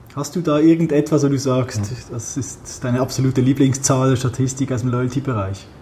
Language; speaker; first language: German; native; German